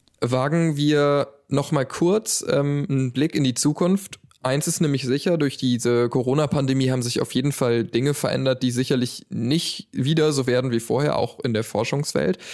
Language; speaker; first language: German; native; German